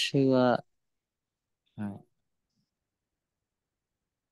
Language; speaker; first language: Japanese; non-native, learner; Filipino